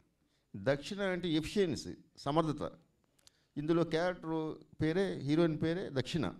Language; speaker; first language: Telugu; native; Telugu